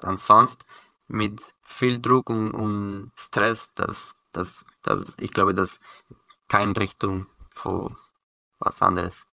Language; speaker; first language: German; non-native, learner; Spanish